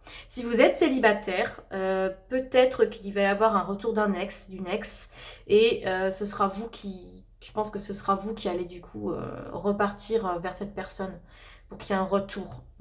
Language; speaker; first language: French; native; French